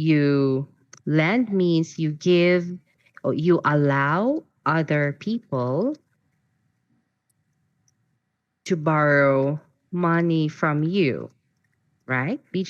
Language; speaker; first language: English; non-native, fluent; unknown